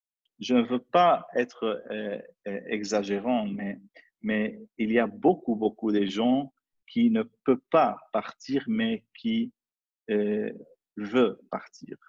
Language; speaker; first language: French; non-native, fluent; Arabic